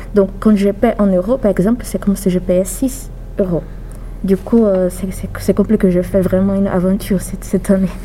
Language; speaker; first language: French; non-native, fluent; Portuguese